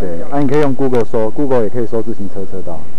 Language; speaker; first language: Chinese; native; Chinese